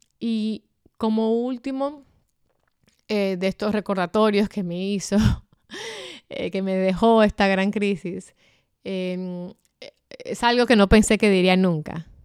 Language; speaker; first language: Spanish; native; Spanish